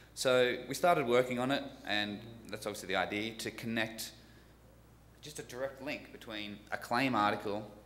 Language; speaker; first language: English; native; English